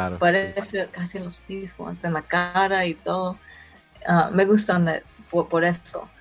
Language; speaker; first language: Spanish; early bilingual, heritage; Spanish